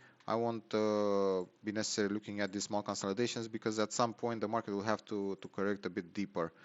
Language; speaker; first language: English; non-native, fluent; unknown